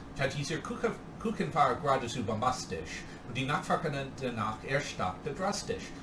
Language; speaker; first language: German; non-native, learner; English